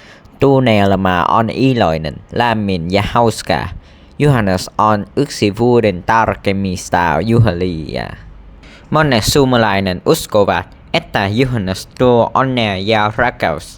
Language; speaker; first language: Finnish; non-native, learner; Vietnamese